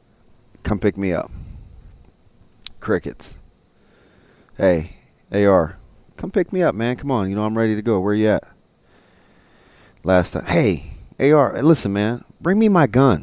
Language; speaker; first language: English; native; English